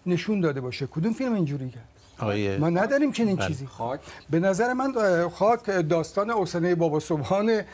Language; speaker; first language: Persian; native; Persian